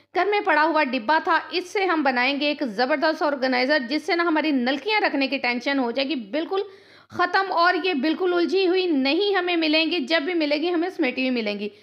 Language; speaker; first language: Urdu; native; Urdu